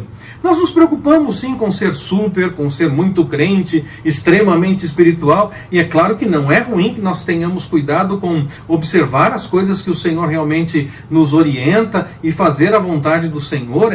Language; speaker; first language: Portuguese; native; Portuguese